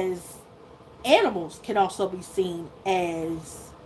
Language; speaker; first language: English; native; English